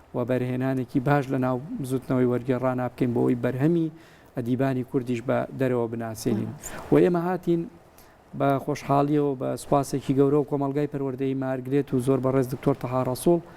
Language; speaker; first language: Central Kurdish; non-native, local second language; Gurani